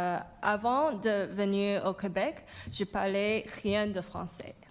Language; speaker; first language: French; non-native, fluent; Chinese